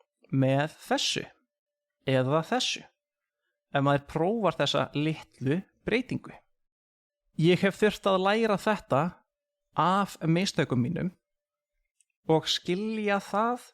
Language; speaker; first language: Icelandic; non-native, fluent; English